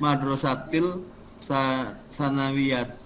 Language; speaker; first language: Arabic; non-native, learner; Indonesian